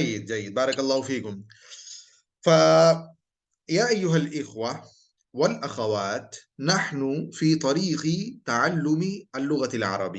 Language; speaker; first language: Arabic; non-native, fluent; Urdu